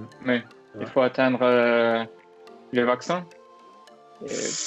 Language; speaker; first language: French; non-native, learner; Russian